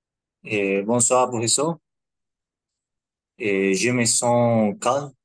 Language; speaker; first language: French; non-native, learner; Spanish